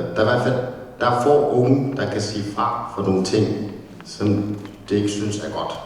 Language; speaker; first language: Danish; early bilingual, other home language; Tigrinya